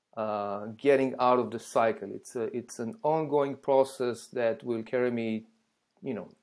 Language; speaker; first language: English; non-native, fluent; Hebrew